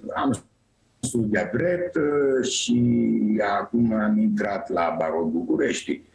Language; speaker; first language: Romanian; non-native, fluent; Italian